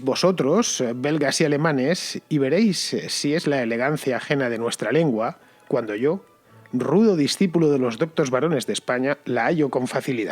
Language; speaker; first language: Spanish; native; Spanish